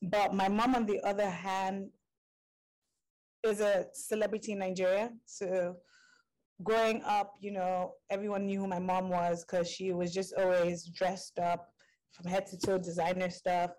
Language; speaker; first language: English; non-native, local second language; Igbo